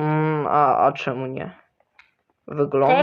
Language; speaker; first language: Polish; early bilingual, other home language; Ukrainian